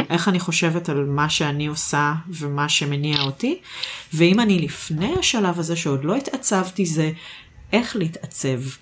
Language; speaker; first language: Hebrew; native; Hebrew